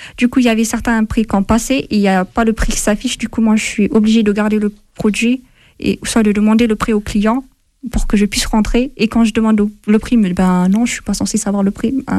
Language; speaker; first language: French; non-native, fluent; Amharic